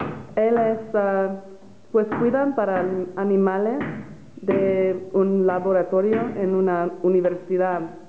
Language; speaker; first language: Spanish; non-native, learner; English